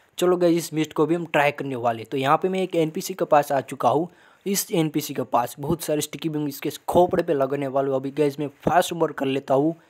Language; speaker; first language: Hindi; non-native, local second language; Gujarati